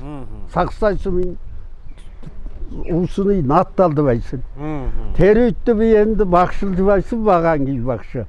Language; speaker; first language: Mongolian; non-native, local second language; Kazakh